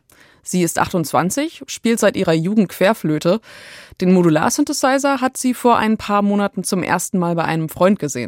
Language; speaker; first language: German; native; German